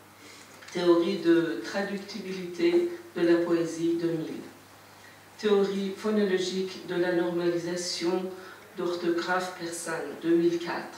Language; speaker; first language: French; non-native, fluent; Persian